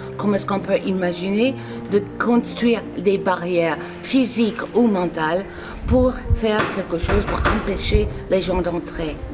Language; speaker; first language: French; non-native, fluent; English